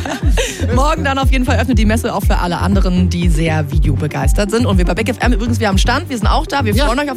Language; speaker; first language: German; native; German